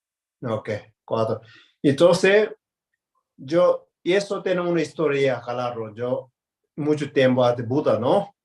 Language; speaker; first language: Spanish; non-native, learner; Tibetan